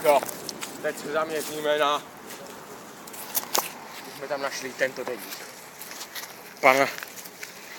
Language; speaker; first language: Czech; native; Czech